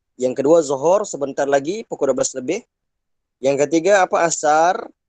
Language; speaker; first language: Malay; non-native, local second language; Iban